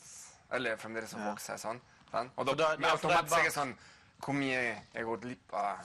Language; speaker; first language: Norwegian; non-native, fluent; Spanish